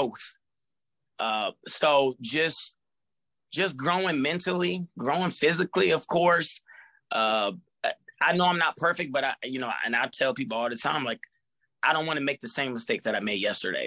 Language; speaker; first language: English; native; English